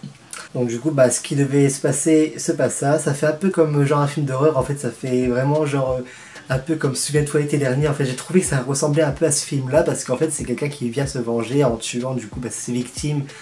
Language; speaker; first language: French; native; French